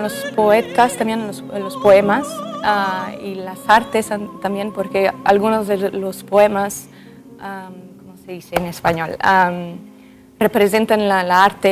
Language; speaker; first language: Spanish; non-native, fluent; French